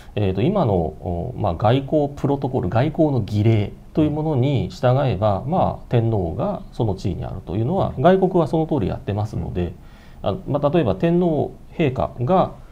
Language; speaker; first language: Japanese; native; Japanese